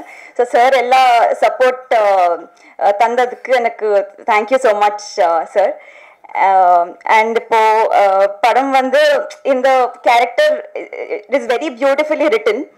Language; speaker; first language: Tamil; non-native, learner; Telugu